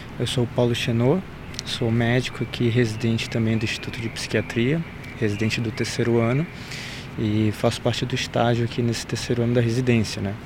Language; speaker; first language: Portuguese; native; Portuguese